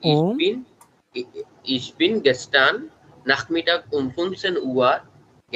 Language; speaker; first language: German; non-native, learner; Bangla